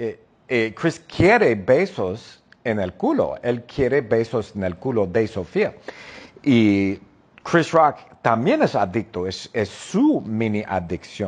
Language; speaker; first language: Spanish; non-native, fluent; English